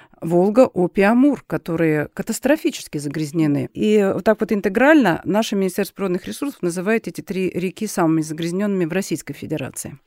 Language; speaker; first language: Russian; native; Russian